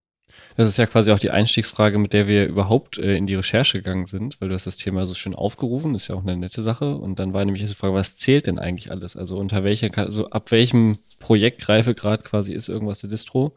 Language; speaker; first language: German; native; German